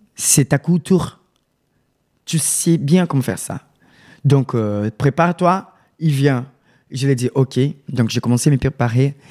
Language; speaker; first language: French; non-native, learner; Portuguese